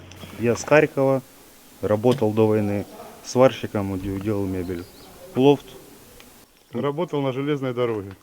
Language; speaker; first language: Russian; native; Russian